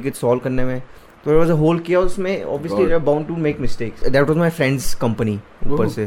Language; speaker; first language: English; non-native, local second language; Hindi